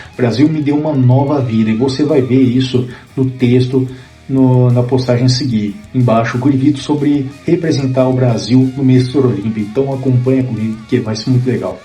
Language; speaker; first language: Portuguese; native; Portuguese